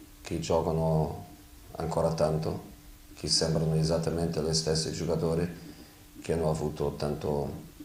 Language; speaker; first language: Italian; non-native, fluent; Portuguese